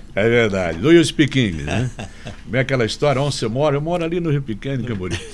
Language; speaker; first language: Portuguese; native; Portuguese